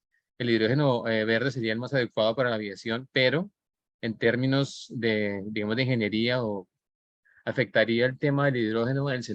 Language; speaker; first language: Spanish; native; Spanish